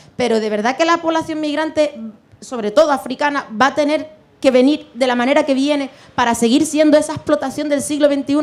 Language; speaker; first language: Spanish; non-native, fluent; Arabic